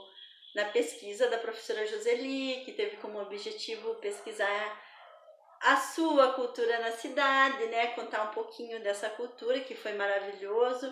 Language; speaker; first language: Portuguese; native; Portuguese